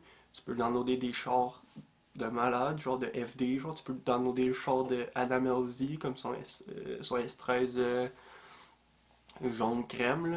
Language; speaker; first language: French; native; French